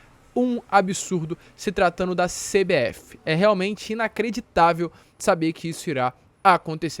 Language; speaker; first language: Portuguese; native; Portuguese